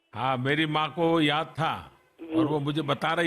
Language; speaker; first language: Hindi; non-native, local second language; Gujarati